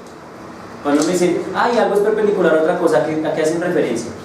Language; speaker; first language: Spanish; native; Spanish